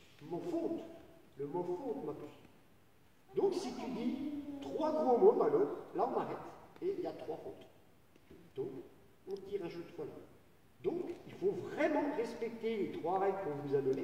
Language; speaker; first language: French; native; French